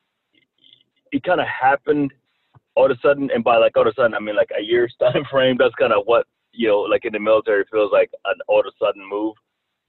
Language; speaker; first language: English; early bilingual, other home language; Kinyarwanda